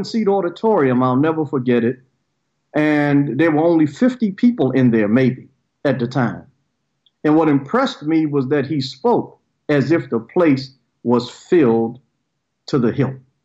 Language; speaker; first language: English; native; English